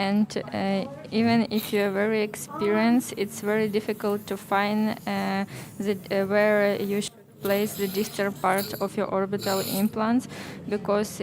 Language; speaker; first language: English; non-native, learner; Ukrainian